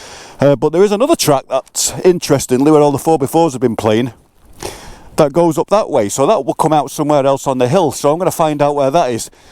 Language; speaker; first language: English; native; English